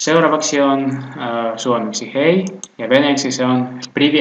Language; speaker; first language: Finnish; non-native, fluent; Russian